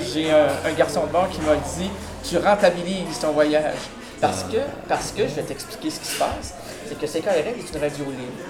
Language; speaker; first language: French; native; French